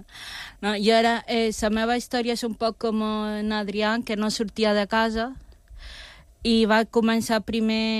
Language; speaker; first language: Catalan; non-native, local second language; Spanish